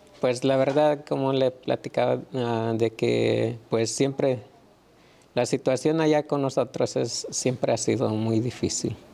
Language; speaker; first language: Spanish; native; Spanish